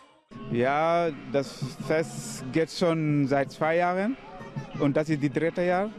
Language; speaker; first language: German; non-native, learner; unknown